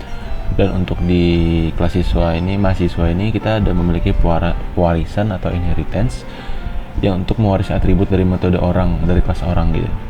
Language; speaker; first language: Indonesian; native; Indonesian